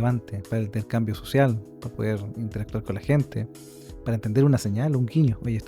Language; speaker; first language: Spanish; native; Spanish